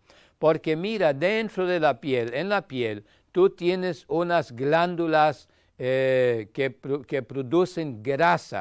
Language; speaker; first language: Spanish; non-native, fluent; German